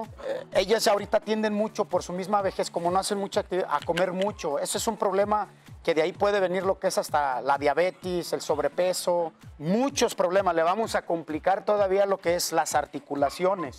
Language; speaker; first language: Spanish; native; Spanish